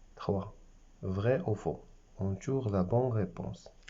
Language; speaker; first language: French; non-native, local second language; Arabic